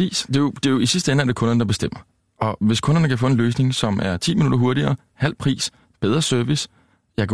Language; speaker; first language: Danish; native; Danish